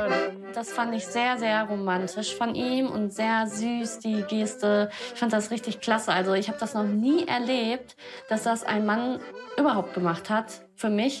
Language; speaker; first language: German; native; German